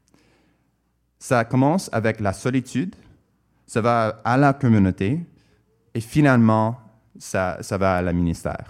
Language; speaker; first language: French; non-native, local second language; English